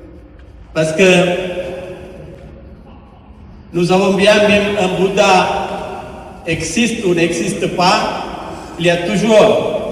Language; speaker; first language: French; non-native, fluent; Sinhala